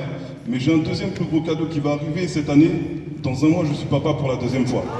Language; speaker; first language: French; native; French